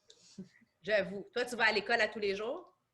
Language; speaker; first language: French; native; French